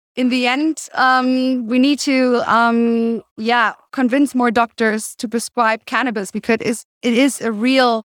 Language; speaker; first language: English; non-native, fluent; German